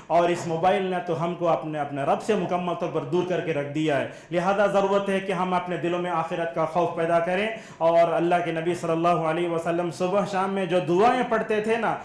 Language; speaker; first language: Urdu; native; Urdu